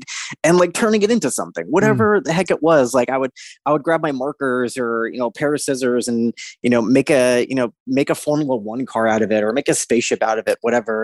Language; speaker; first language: English; native; English